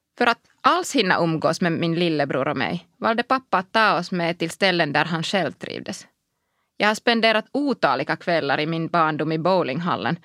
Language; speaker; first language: Swedish; non-native, local second language; Finnish